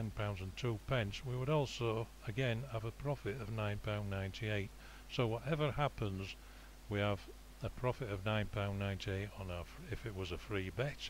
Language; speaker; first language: English; native; English